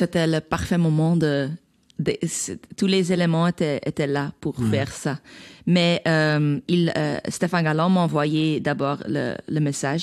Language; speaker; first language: French; non-native, learner; Dutch